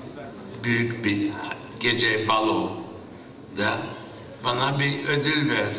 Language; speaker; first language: Turkish; early bilingual, heritage; Turkish